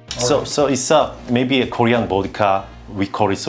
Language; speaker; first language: English; non-native, learner; Korean